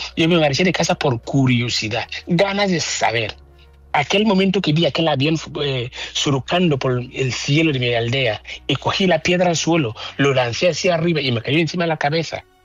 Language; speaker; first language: Spanish; non-native, fluent; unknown